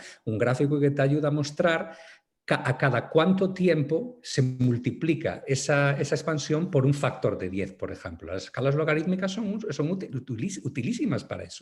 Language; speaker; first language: Spanish; native; Spanish